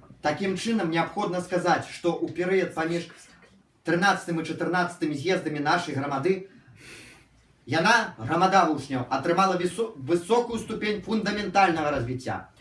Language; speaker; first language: Belarusian; non-native, local second language; Russian